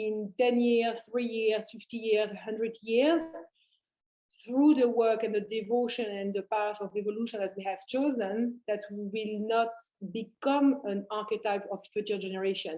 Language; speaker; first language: English; non-native, fluent; French